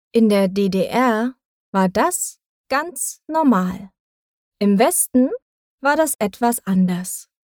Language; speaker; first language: German; native; German